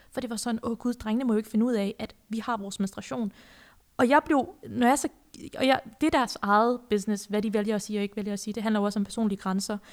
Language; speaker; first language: Danish; early bilingual, other home language; Persian